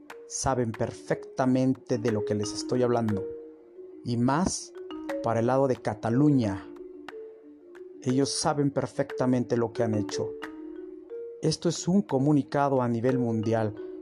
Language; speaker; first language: Spanish; native; Spanish